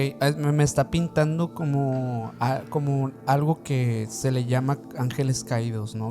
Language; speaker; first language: Spanish; native; Spanish